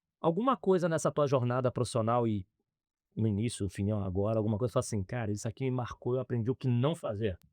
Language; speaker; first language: Portuguese; native; Portuguese